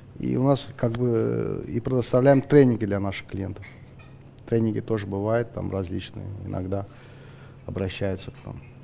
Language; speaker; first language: Russian; non-native, local second language; Azerbaijani